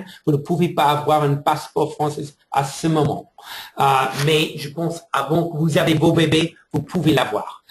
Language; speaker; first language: French; non-native, fluent; English